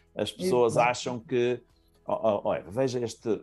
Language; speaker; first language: Portuguese; native; Portuguese